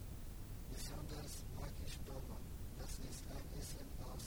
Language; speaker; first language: German; non-native, learner; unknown